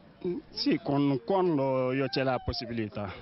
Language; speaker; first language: Italian; non-native, learner; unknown